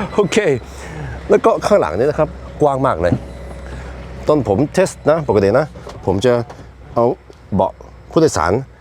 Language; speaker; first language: Thai; non-native, fluent; Norwegian